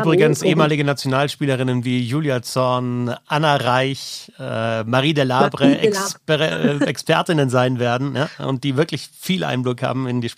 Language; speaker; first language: German; native; German